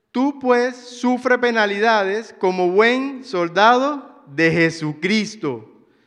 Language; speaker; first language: Spanish; native; Spanish